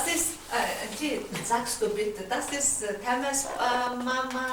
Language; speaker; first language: German; non-native, learner; Mongolian